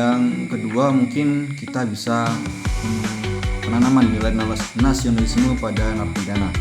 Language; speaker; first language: Indonesian; native; Indonesian